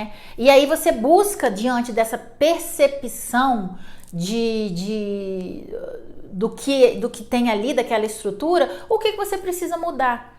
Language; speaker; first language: Portuguese; native; Portuguese